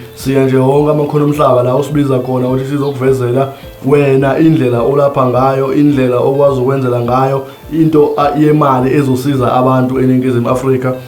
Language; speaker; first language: Zulu; native; Zulu